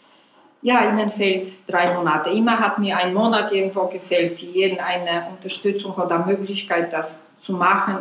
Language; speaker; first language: German; non-native, fluent; Polish